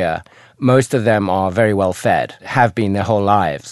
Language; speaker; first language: English; native; English